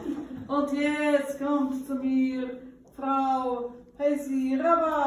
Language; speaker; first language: German; non-native, learner; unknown